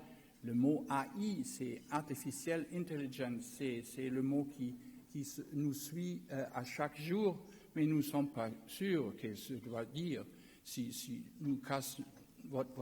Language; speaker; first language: French; non-native, learner; German